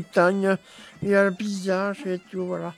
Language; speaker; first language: French; early bilingual, other home language; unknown